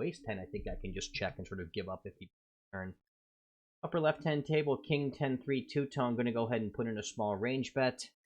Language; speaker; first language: English; native; English